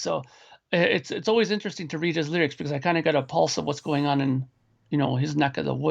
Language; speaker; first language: English; native; English